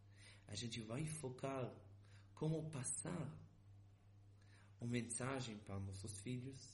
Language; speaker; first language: Portuguese; non-native, fluent; Hebrew